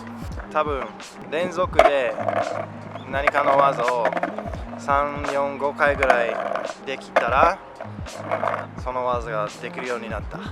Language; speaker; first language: Japanese; non-native, fluent; English